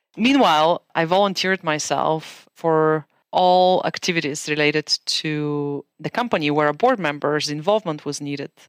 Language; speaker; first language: English; non-native, fluent; Bulgarian